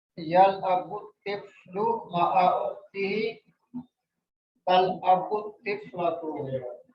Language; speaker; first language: Arabic; non-native, learner; Urdu